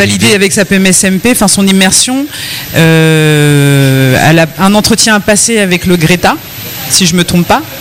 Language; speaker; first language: French; native; French